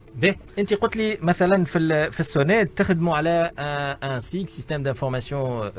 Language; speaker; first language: Arabic; native; Arabic